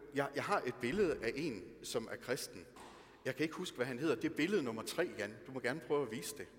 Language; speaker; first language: Danish; native; Danish